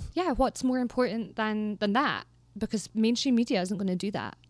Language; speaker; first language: English; native; English